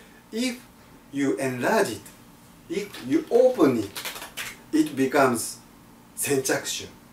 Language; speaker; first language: English; non-native, fluent; Japanese